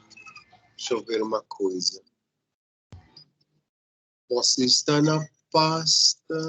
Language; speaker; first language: Portuguese; non-native, fluent; Spanish